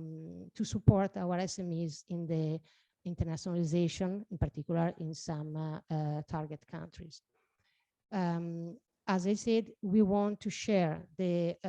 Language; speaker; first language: English; non-native, fluent; Italian